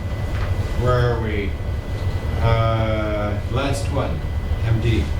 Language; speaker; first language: English; native; English